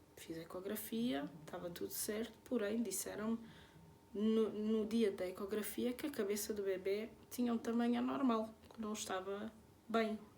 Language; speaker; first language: Portuguese; native; Portuguese